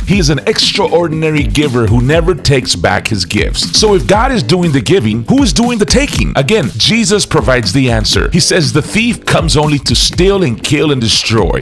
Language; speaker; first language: English; early bilingual, other home language; Spanish